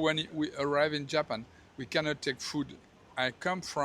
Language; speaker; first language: English; non-native, learner; French